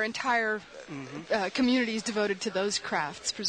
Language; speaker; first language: English; native; English